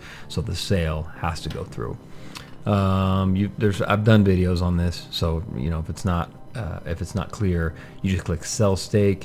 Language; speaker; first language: English; native; English